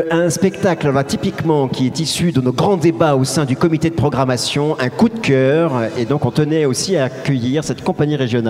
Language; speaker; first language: French; native; French